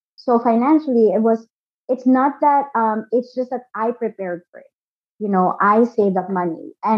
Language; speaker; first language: English; non-native, local second language; Filipino